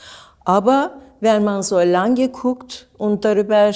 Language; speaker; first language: German; non-native, learner; Turkish